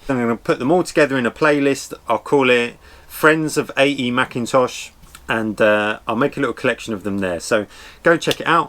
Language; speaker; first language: English; native; English